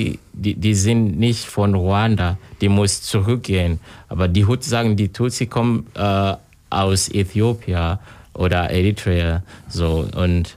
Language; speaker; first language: German; non-native, learner; Kinyarwanda